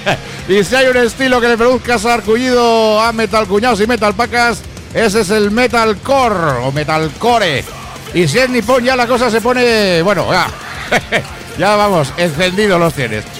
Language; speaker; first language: Spanish; native; Spanish